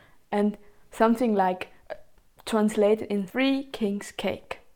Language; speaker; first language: English; non-native, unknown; German